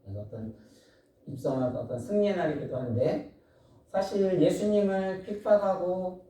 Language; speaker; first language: Korean; native; Korean